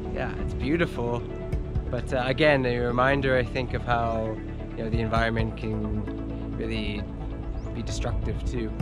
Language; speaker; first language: English; native; English